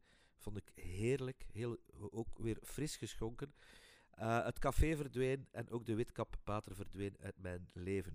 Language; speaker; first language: Dutch; native; Dutch